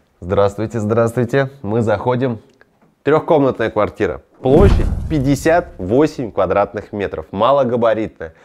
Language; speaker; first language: Russian; native; Russian